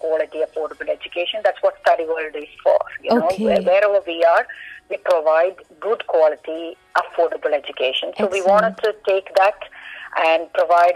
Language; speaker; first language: English; non-native, local second language; Malayalam